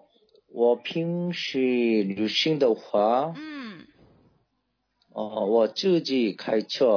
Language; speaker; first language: Chinese; non-native, learner; Korean